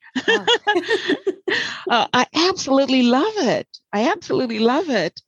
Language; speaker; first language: English; non-native, fluent; Portuguese